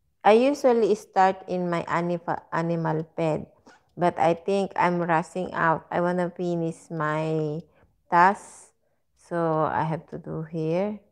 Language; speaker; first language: English; non-native, learner; Filipino